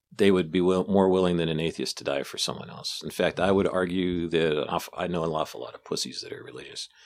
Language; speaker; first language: English; native; English